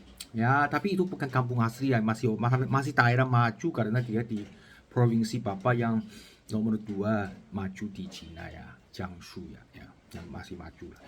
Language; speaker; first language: Indonesian; non-native, learner; Chinese